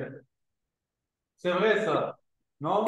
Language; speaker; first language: French; non-native, fluent; Arabic